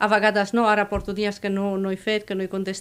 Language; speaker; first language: Catalan; non-native, fluent; Romanian